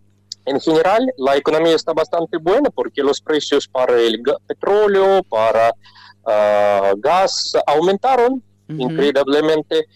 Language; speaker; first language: Spanish; non-native, fluent; Russian